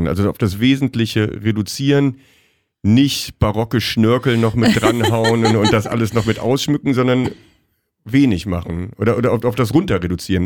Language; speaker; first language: German; native; German